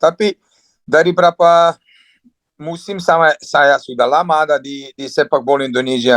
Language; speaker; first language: Indonesian; non-native, fluent; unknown